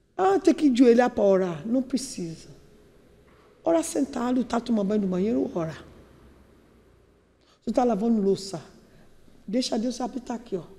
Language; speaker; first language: Portuguese; non-native, learner; Yoruba